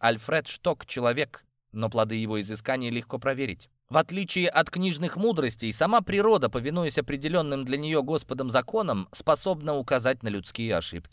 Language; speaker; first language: Russian; native; Russian